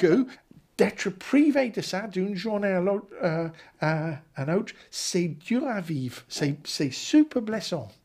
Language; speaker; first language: French; non-native, fluent; English